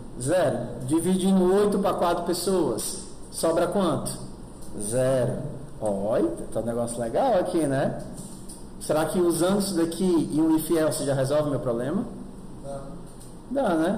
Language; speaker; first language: Portuguese; native; Portuguese